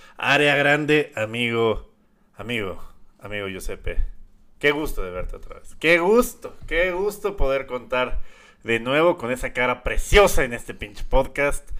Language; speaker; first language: Spanish; native; Spanish